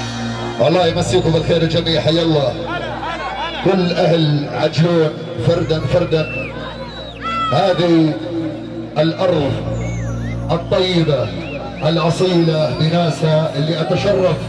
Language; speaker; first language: Arabic; native; Arabic